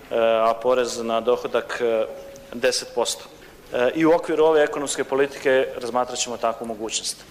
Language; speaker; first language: Croatian; native; Croatian